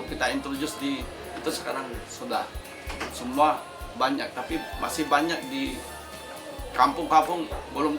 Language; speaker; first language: Indonesian; non-native, fluent; Filipino